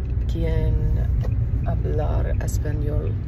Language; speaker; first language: Spanish; non-native, learner; English